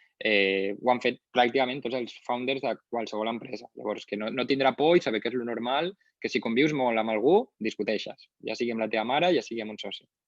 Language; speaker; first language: Catalan; non-native, local second language; Spanish